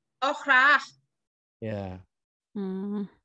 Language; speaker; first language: Dutch; non-native, learner; Indonesian